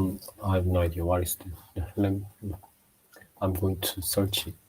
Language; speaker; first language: English; non-native, learner; Japanese